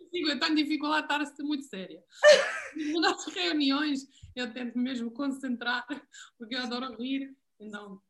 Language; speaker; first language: Portuguese; non-native, fluent; Serbian